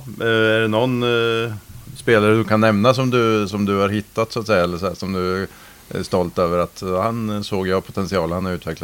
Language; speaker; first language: Swedish; native; Swedish